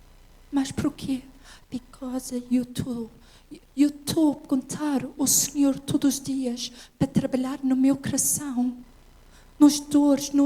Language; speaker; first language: Portuguese; early bilingual, heritage; English